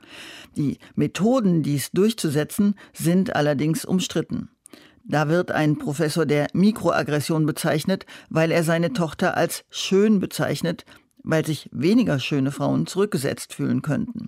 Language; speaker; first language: German; native; German